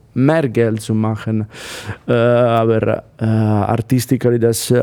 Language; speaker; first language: German; non-native, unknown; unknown